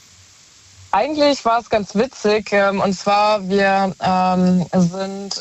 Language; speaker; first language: German; native; German